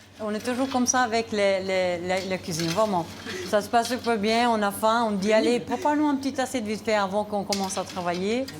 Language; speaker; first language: French; non-native, fluent; Albanian